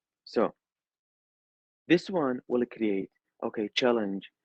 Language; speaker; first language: English; non-native, learner; Arabic